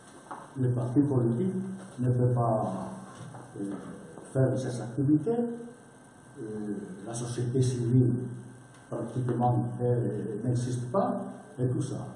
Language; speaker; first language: French; non-native, learner; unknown